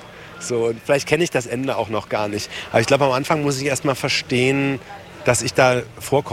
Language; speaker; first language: German; native; German